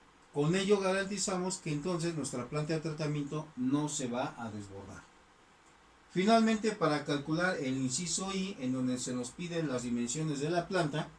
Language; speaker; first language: Spanish; native; Spanish